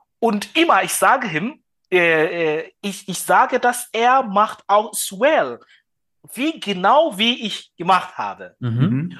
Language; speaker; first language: German; non-native, learner; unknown